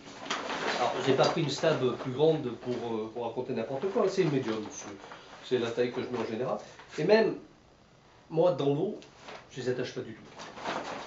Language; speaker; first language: French; native; French